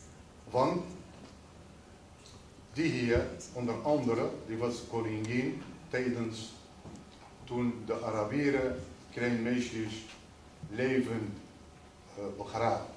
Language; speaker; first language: Dutch; non-native, fluent; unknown